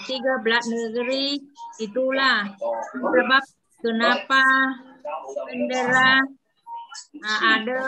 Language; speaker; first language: Indonesian; non-native, learner; Vietnamese